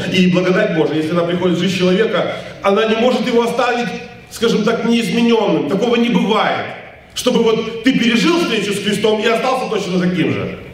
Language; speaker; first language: Russian; native; Russian